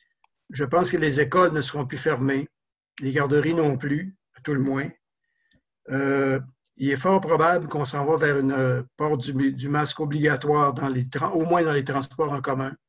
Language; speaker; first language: French; native; French